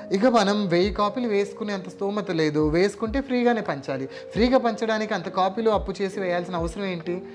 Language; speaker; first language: Telugu; non-native, local second language; Lambadi